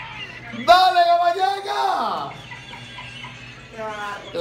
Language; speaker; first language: Spanish; native; Spanish